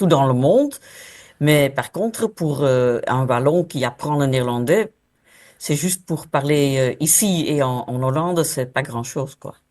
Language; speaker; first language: French; non-native, local second language; Dutch